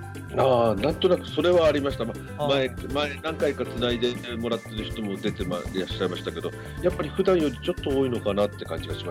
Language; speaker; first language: Japanese; native; Japanese